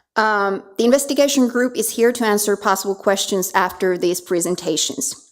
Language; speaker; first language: English; non-native, fluent; Finnish